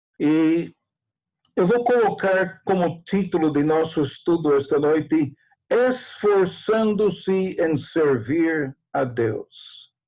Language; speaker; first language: Portuguese; non-native, fluent; English